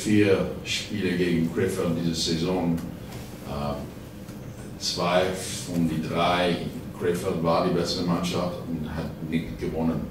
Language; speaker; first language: German; non-native, fluent; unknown